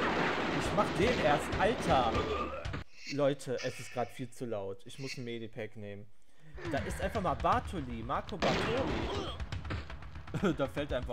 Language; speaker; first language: German; native; German